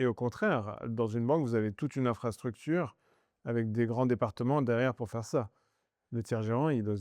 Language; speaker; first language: French; native; French